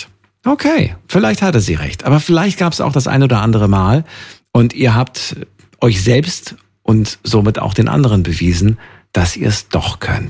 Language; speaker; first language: German; native; German